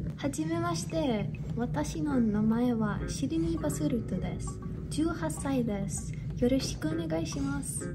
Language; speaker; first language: Japanese; non-native, learner; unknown